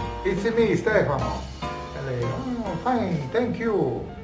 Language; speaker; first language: English; non-native, learner; Italian